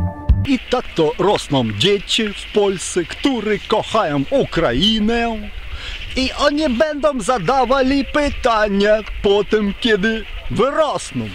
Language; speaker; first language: Polish; non-native, fluent; Ukrainian